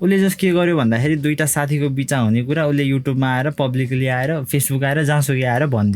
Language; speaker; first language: Nepali; native; Nepali